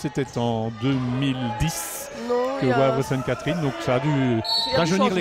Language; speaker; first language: French; native; French